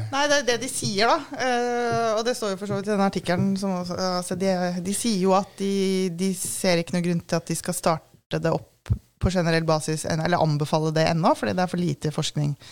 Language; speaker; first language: Norwegian; native; Norwegian